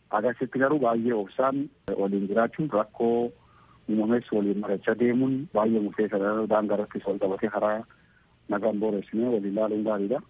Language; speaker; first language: Oromo; native; Oromo